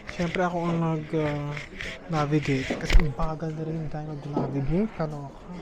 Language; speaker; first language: Filipino; native; Filipino